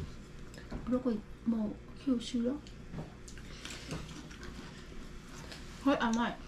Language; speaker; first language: Japanese; non-native, fluent; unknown